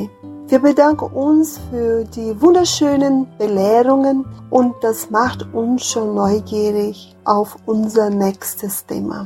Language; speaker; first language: German; non-native, fluent; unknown